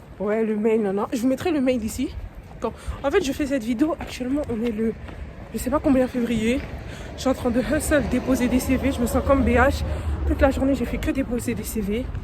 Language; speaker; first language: French; native; French